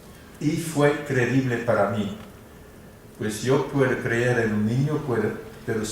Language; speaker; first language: Spanish; non-native, fluent; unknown